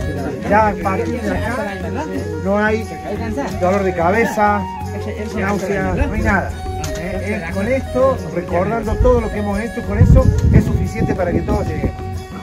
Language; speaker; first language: Spanish; native; Spanish